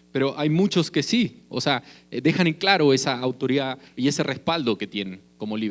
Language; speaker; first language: Spanish; native; Spanish